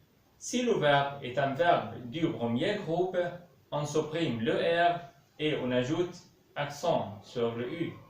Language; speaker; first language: French; non-native, local second language; Arabic